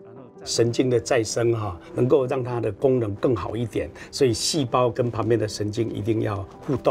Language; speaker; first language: Chinese; native; Chinese